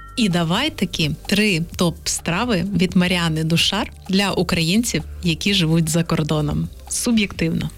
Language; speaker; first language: Ukrainian; native; Ukrainian